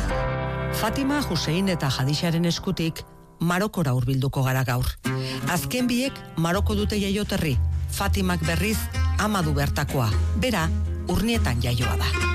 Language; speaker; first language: Basque; native; Basque